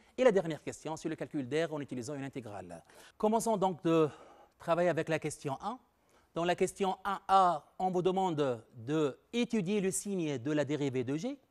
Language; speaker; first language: French; non-native, local second language; Arabic